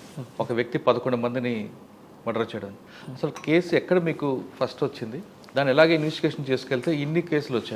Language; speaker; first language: Telugu; native; Telugu